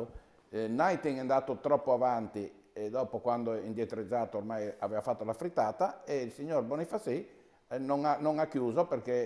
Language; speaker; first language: Italian; native; Italian